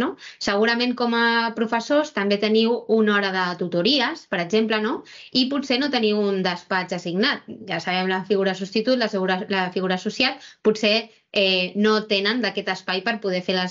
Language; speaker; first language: Catalan; native; Catalan